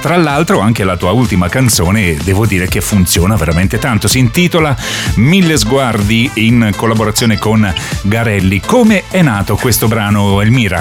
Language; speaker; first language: Italian; native; Italian